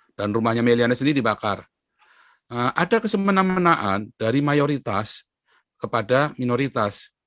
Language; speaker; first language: Indonesian; native; Indonesian